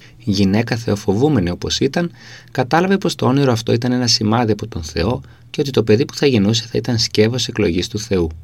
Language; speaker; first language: Greek; native; Greek